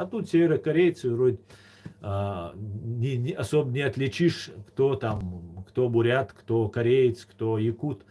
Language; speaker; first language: Russian; non-native, local second language; Chechen